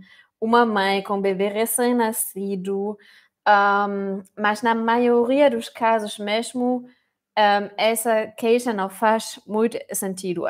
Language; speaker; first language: Portuguese; non-native, fluent; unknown